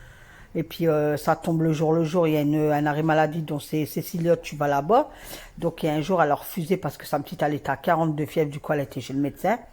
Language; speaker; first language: French; native; French